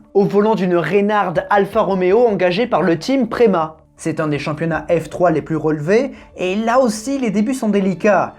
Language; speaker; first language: French; native; French